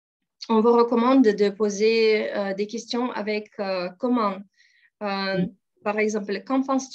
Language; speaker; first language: French; non-native, fluent; Russian